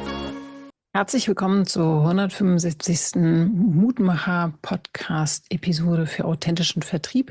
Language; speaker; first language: German; native; German